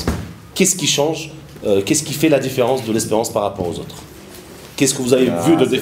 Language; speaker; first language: French; non-native, local second language; Arabic